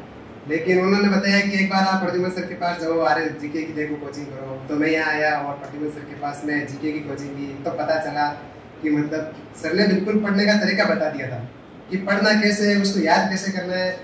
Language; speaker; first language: Hindi; non-native, local second language; Marwari